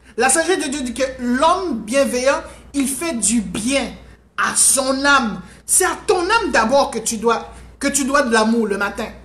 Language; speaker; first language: French; non-native, local second language; Haitian Creole